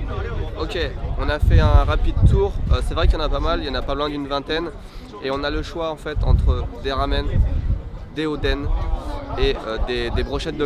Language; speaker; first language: French; native; French